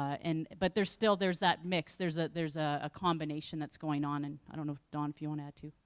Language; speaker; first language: English; native; English